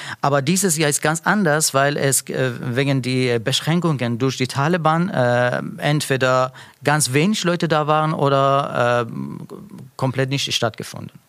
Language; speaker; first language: German; non-native, learner; Persian